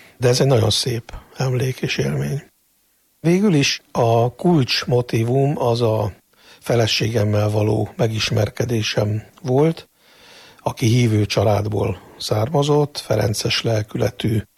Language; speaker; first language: Hungarian; native; Hungarian